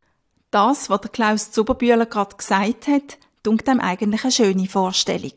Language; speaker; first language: German; native; German